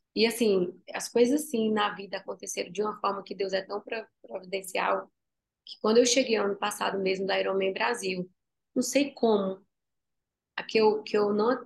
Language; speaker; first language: Portuguese; native; Portuguese